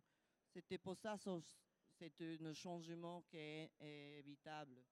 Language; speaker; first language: French; non-native, learner; Japanese